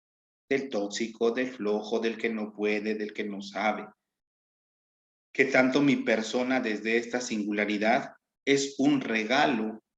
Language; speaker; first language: Spanish; native; Spanish